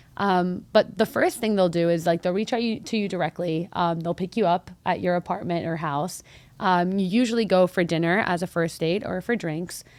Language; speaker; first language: English; early bilingual, other home language; Arabic